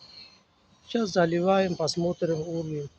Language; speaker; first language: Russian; non-native, local second language; Uzbek